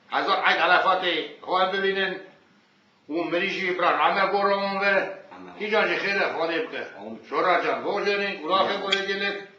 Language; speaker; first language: Armenian; non-native, local second language; Kurdish